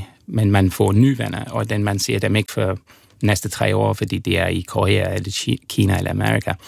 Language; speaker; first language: Danish; non-native, learner; English